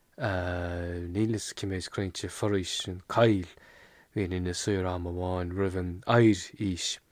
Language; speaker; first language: Irish; native; Irish